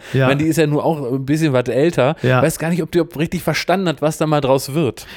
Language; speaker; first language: German; native; German